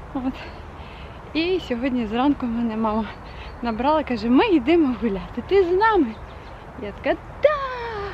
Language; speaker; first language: Ukrainian; native; Ukrainian